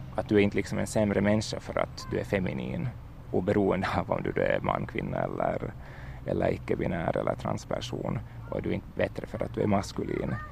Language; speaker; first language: Swedish; native; Swedish